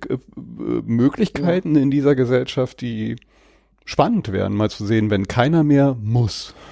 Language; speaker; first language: German; native; German